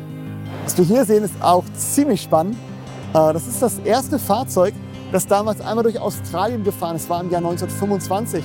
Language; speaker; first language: German; native; German